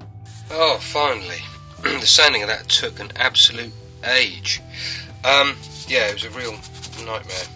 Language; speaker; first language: English; native; English